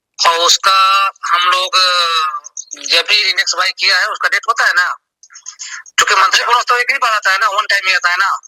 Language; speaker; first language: Hindi; native; Hindi